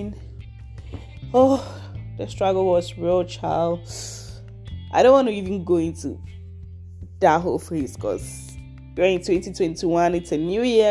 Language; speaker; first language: English; non-native, local second language; Akan